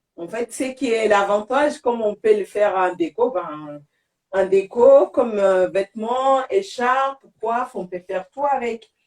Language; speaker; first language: French; non-native, local second language; Bambara